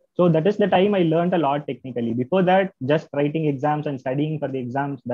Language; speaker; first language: English; non-native, local second language; Tamil